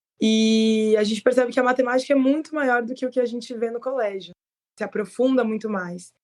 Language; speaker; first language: Portuguese; native; Portuguese